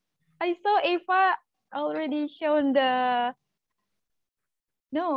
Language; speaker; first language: English; non-native, learner; Malay